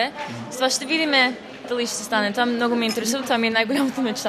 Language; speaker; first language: Bulgarian; early bilingual, heritage; Bulgarian